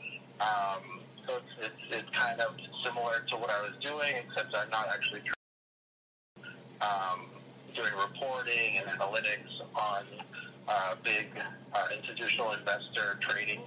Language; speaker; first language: English; early bilingual, other home language; Russian